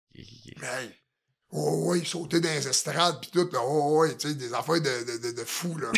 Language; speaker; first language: French; native; French